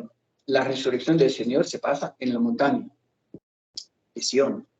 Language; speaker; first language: Spanish; non-native, fluent; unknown